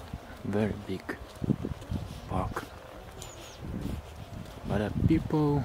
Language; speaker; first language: English; non-native, learner; Russian